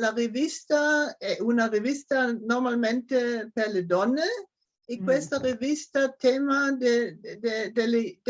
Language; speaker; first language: Italian; non-native, learner; German